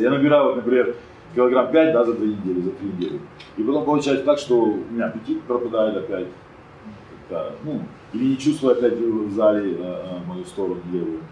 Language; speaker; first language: Russian; non-native, fluent; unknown